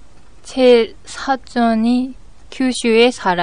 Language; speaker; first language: Korean; non-native, learner; Japanese